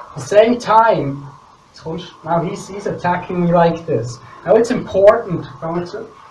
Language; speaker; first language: English; non-native, fluent; Swiss German